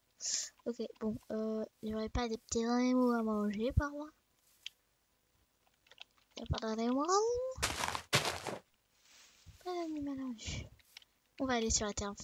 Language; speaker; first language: French; native; French